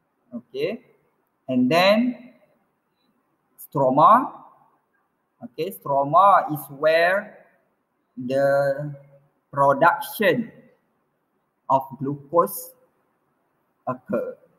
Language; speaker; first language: English; non-native, local second language; Malay